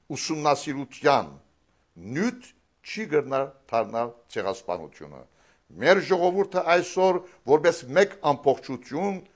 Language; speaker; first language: Armenian; native; Armenian